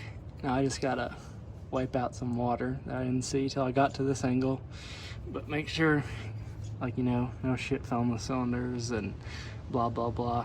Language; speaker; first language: English; native; English